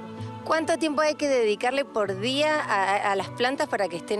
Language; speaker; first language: Spanish; native; Spanish